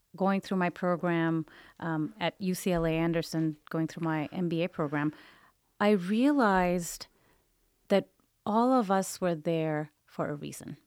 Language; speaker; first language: English; non-native, local second language; Urdu